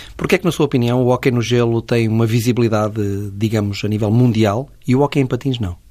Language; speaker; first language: Portuguese; native; Portuguese